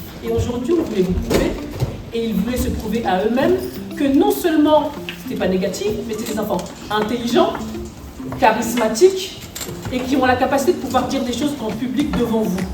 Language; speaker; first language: French; native; French